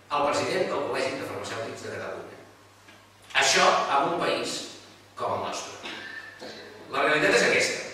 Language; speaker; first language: Catalan; native; Catalan